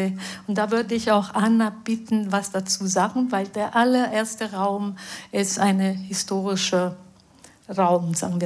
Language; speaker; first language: German; non-native, fluent; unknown